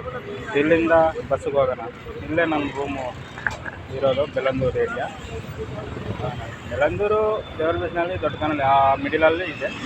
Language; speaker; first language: Kannada; non-native, learner; Telugu